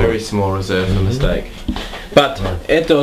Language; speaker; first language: English; native; English